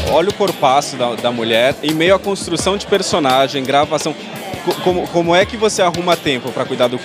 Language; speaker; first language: Portuguese; native; Portuguese